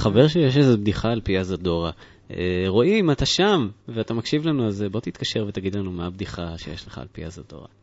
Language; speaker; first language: Hebrew; native; Hebrew